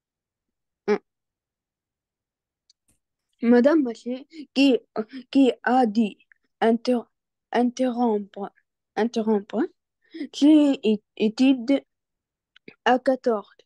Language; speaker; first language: French; non-native, learner; Arabic